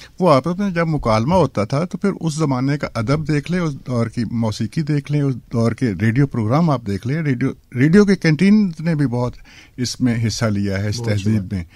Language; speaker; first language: Urdu; non-native, local second language; Punjabi